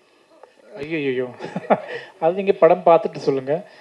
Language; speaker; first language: Tamil; non-native, learner; Malayalam